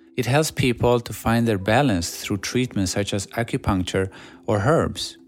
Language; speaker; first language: English; non-native, fluent; Swedish